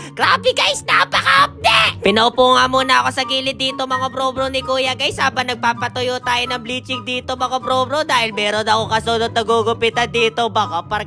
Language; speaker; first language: Filipino; native; Filipino